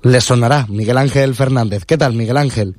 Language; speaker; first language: Spanish; native; Spanish